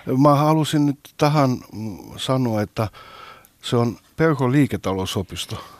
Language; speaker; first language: Finnish; non-native, fluent; Greek